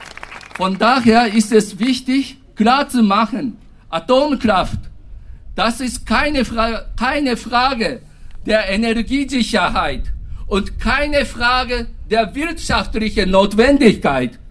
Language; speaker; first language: German; non-native, fluent; Japanese